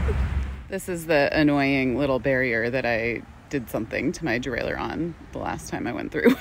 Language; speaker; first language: English; native; English